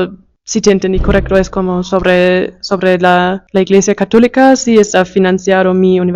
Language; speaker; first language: Spanish; non-native, fluent; German